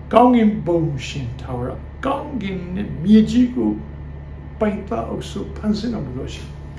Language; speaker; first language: Burmese; non-native, local second language; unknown